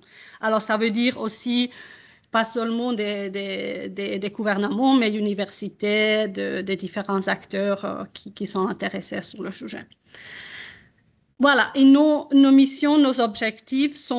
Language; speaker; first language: French; non-native, fluent; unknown